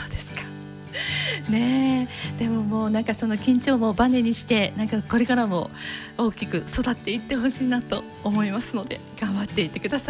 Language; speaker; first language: Japanese; native; Japanese